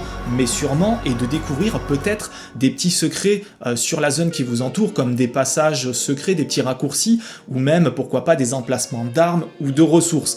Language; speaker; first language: French; native; French